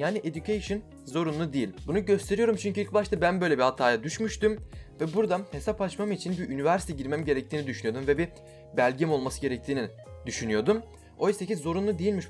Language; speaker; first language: Turkish; native; Turkish